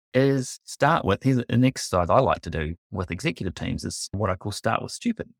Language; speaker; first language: English; native; English